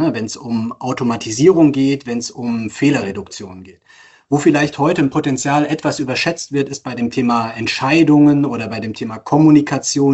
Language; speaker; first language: German; native; German